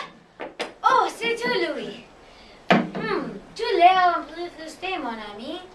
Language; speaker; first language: French; non-native, learner; English